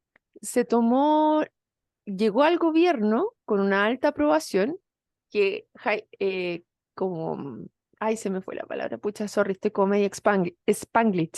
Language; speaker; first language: Spanish; native; Spanish